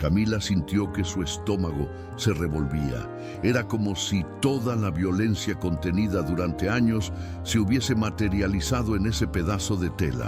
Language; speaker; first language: Spanish; native; Spanish